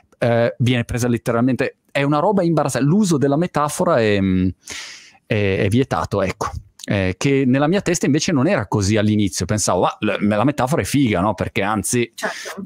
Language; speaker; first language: Italian; native; Italian